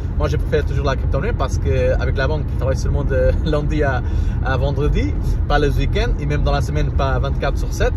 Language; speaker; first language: French; non-native, learner; Portuguese